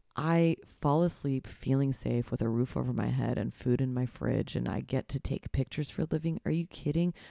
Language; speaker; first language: English; early bilingual, other home language; Polish